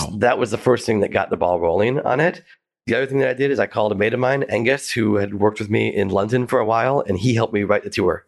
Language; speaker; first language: English; native; English